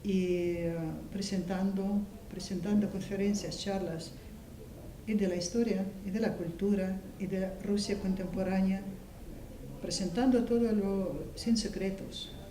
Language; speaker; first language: Spanish; non-native, fluent; Russian